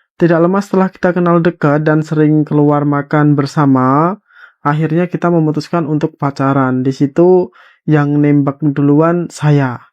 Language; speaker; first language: Indonesian; native; Indonesian